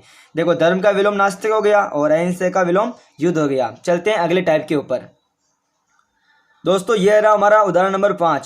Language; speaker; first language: Hindi; native; Hindi